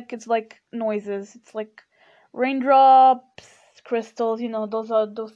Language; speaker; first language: English; non-native, fluent; Portuguese